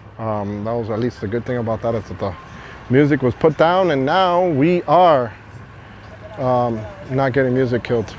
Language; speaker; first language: English; early bilingual, other home language; Spanish